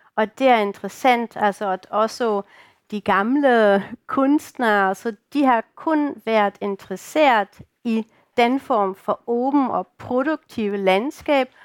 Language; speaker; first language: Danish; non-native, fluent; German